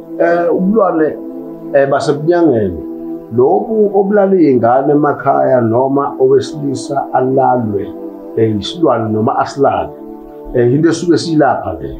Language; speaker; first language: Zulu; native; Zulu